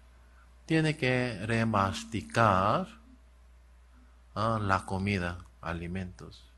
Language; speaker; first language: Spanish; non-native, learner; Korean